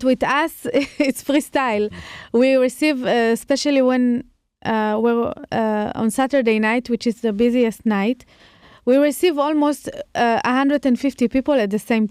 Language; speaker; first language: English; non-native, fluent; Hebrew